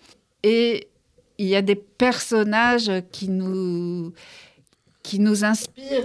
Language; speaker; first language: French; native; French